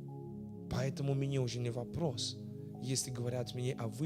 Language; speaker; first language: Russian; non-native, fluent; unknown